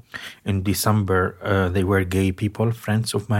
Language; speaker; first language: English; non-native, fluent; Arabic